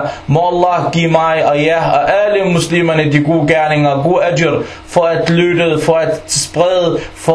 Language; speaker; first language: Danish; non-native, fluent; Arabic